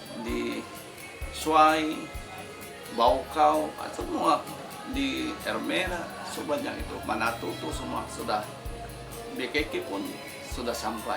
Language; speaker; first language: Indonesian; non-native, fluent; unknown